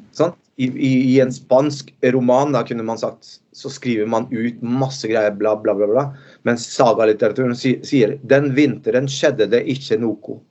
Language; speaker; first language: Norwegian; early bilingual, other home language; Spanish